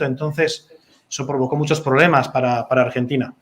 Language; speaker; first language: Spanish; native; Spanish